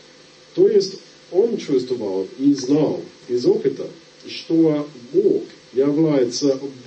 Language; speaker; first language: Russian; non-native, fluent; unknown